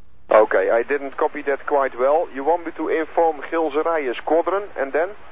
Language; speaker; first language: English; non-native, fluent; Dutch